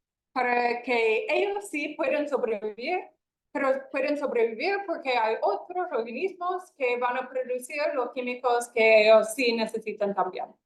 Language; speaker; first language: Spanish; non-native, fluent; English